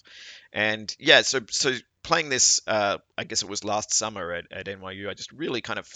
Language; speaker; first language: English; native; English